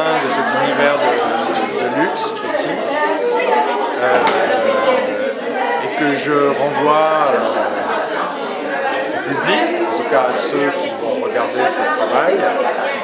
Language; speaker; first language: French; native; French